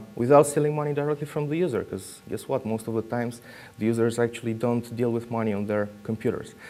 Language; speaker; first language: English; non-native, fluent; Romanian